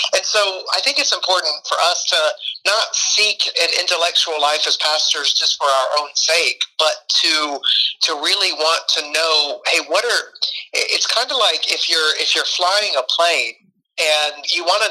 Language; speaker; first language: English; native; English